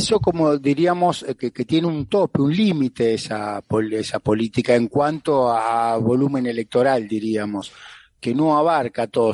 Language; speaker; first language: Spanish; native; Spanish